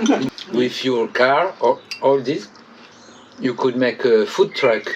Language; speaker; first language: English; non-native, fluent; French